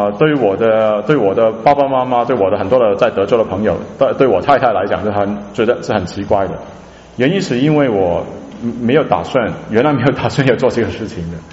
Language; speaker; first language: Chinese; non-native, local second language; Cantonese